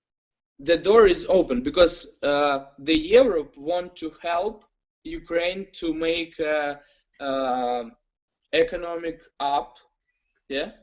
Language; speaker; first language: English; non-native, learner; Ukrainian